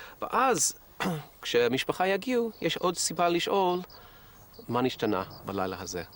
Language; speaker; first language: Hebrew; non-native, fluent; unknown